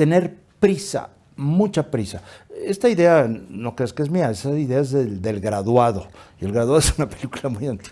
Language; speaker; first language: Spanish; native; Spanish